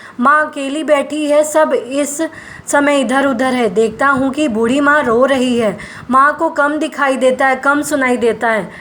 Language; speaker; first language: Hindi; non-native, local second language; Gujarati